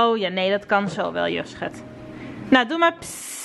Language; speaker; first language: Dutch; native; Dutch